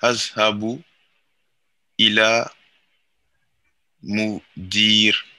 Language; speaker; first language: Arabic; non-native, learner; French